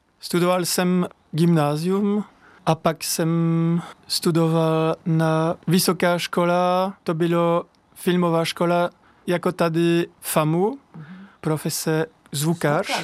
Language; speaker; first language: Czech; non-native, learner; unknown